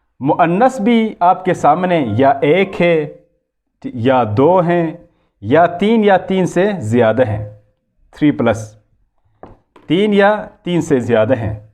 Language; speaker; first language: Urdu; native; Urdu